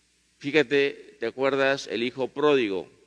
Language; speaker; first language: Spanish; native; Spanish